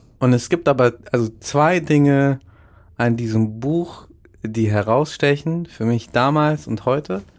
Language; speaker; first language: German; early bilingual, other home language; Russian